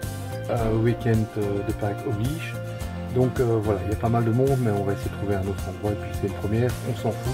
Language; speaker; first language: French; native; French